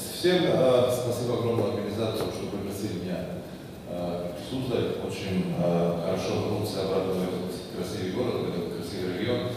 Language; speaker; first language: Russian; non-native, fluent; Croatian